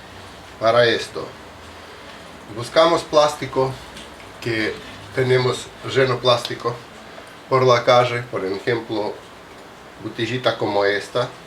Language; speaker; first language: Spanish; non-native, fluent; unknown